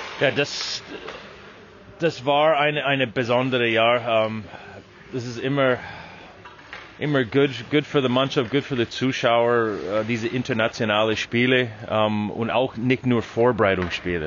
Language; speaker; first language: German; non-native, learner; English